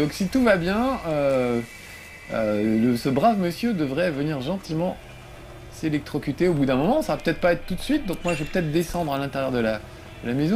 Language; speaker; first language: French; native; French